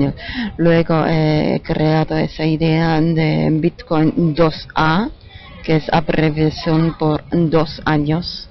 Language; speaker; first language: Spanish; non-native, fluent; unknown